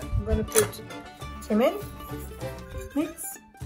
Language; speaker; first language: English; non-native, fluent; French